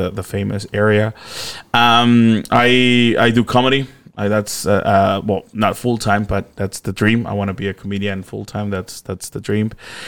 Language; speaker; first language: English; non-native, fluent; Spanish